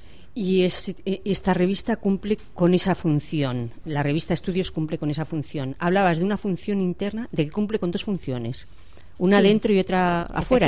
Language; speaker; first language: Spanish; native; Spanish